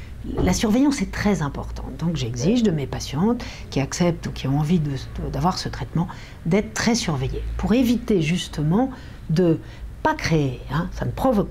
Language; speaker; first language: French; native; French